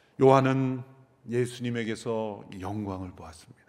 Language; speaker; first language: Korean; native; Korean